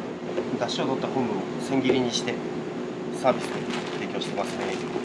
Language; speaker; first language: Japanese; native; Japanese